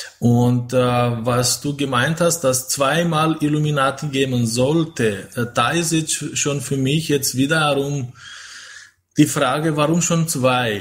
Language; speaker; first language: German; non-native, fluent; Romanian